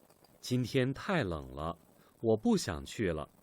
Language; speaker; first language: Chinese; non-native, learner; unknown